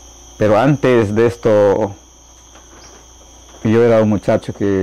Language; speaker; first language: Spanish; non-native, local second language; Shipibo-Conibo